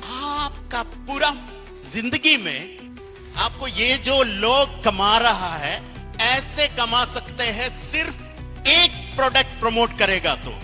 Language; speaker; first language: Hindi; non-native, fluent; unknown